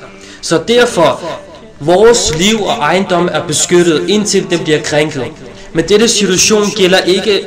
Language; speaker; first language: Danish; early bilingual, other home language; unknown